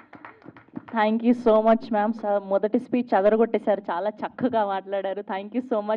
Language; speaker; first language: Telugu; native; Telugu